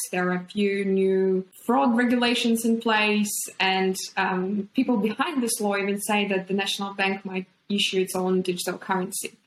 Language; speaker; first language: English; non-native, fluent; Ukrainian